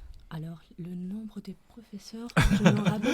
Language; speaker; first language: French; non-native, fluent; Spanish